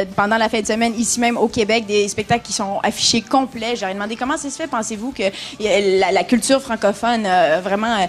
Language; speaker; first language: French; native; French